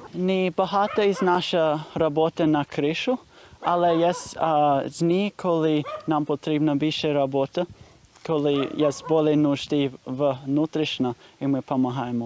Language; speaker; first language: Ukrainian; non-native, learner; English